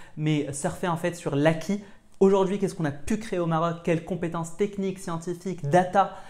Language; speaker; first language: French; non-native, local second language; Arabic